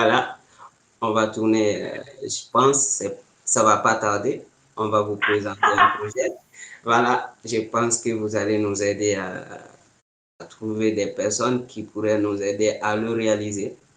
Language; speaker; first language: French; non-native, fluent; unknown